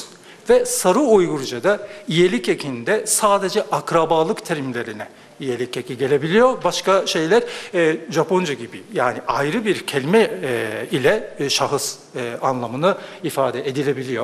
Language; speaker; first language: Turkish; non-native, fluent; Japanese